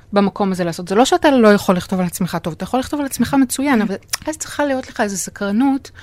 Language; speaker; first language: Hebrew; native; Hebrew